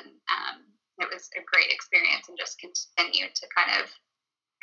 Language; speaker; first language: English; native; English